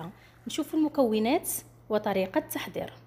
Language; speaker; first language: Arabic; native; Arabic